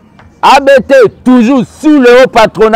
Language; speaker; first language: French; non-native, local second language; Lingala